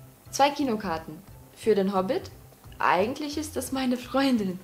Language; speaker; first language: German; non-native, fluent; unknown